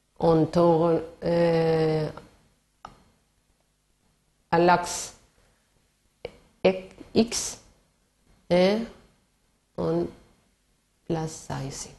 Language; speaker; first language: French; non-native, learner; Spanish